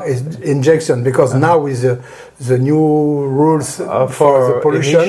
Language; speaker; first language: English; non-native, learner; French